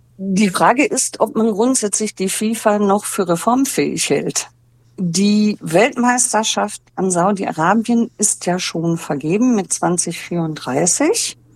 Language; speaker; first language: German; native; German